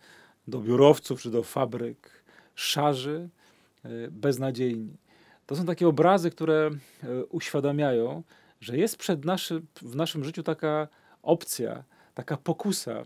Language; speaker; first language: Polish; native; Polish